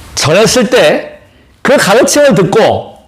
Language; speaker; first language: Korean; native; Korean